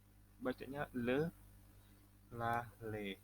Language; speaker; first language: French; non-native, fluent; Indonesian